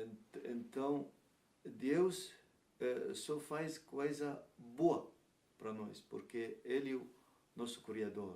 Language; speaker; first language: Portuguese; non-native, learner; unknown